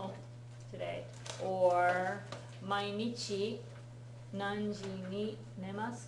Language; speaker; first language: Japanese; non-native, fluent; English